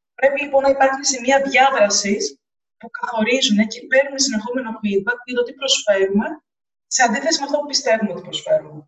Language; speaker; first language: Greek; native; Greek